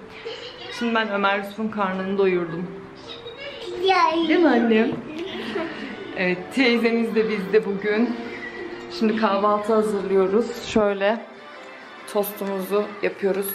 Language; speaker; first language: Turkish; native; Turkish